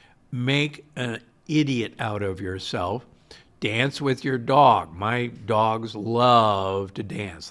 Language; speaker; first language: English; native; English